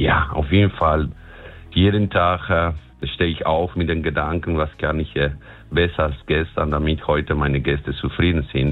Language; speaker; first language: German; non-native, fluent; Spanish